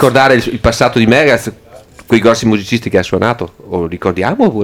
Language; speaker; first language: Italian; native; Italian